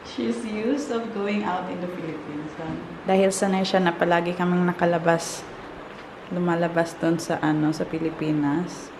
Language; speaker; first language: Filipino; non-native, local second language; Hiligaynon